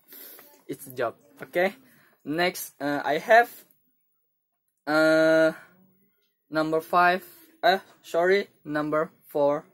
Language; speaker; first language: English; non-native, learner; Indonesian